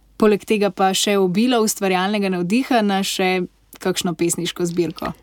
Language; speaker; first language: Slovenian; native; Slovenian